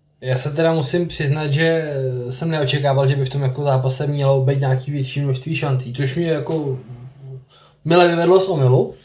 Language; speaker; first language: Czech; native; Czech